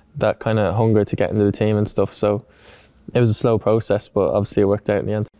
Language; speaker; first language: English; native; English